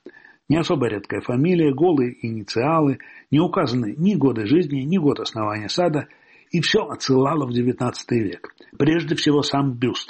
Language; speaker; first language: Russian; native; Russian